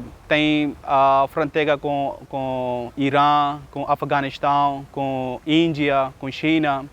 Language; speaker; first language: Portuguese; non-native, learner; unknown